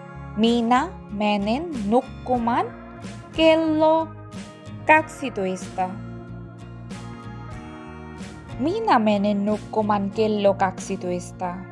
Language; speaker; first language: Finnish; non-native, learner; Bangla